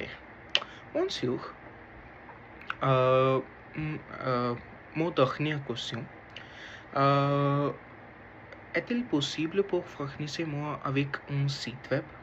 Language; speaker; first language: French; non-native, learner; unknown